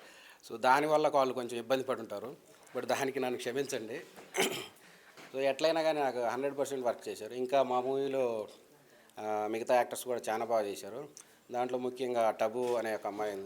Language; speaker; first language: Telugu; native; Telugu